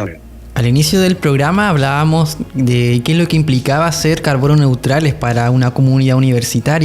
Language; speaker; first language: Spanish; native; Spanish